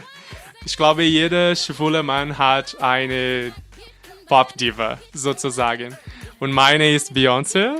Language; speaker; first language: German; non-native, fluent; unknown